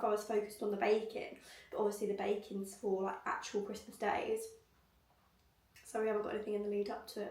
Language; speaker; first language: English; native; English